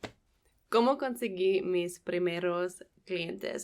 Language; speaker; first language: Spanish; non-native, fluent; English